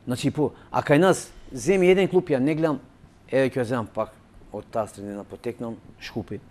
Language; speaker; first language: Macedonian; non-native, local second language; Albanian